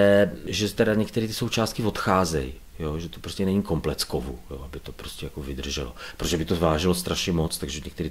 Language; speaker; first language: Czech; native; Czech